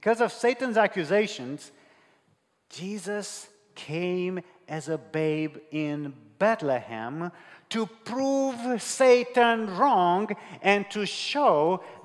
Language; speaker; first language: English; non-native, fluent; Romanian